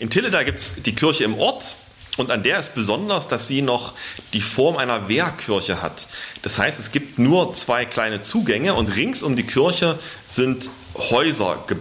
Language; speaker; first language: German; native; German